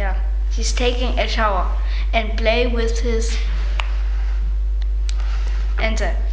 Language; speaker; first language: English; non-native, learner; German